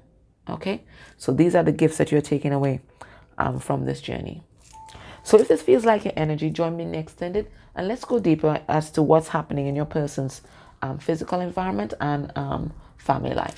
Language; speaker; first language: English; native; English